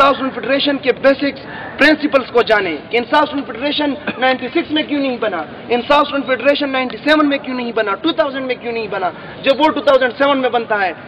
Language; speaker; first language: Urdu; non-native, local second language; Pashto